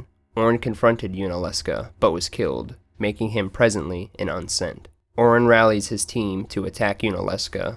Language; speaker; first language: English; native; English